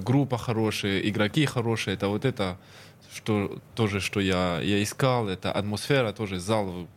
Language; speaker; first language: Russian; early bilingual, heritage; Russian